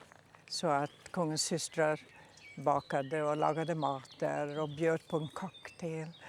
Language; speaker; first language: Swedish; non-native, fluent; German